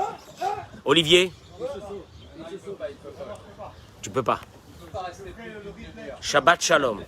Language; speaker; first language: French; native; French